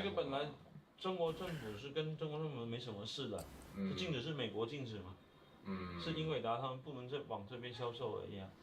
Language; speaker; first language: Chinese; native; Chinese